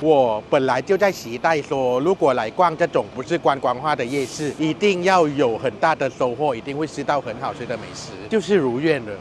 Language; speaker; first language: Chinese; non-native, fluent; Thai